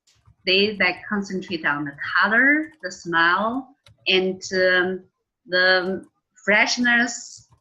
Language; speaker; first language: English; non-native, learner; Chinese